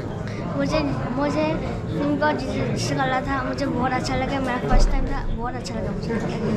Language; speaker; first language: Hindi; non-native, local second language; Assamese